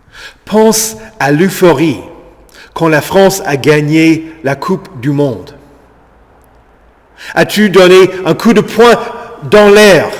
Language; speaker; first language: French; native; French